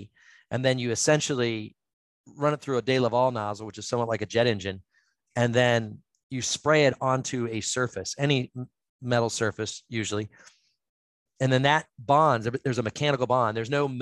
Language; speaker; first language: English; native; English